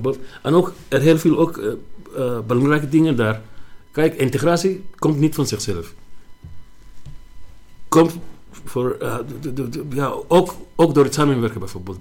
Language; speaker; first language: Dutch; non-native, learner; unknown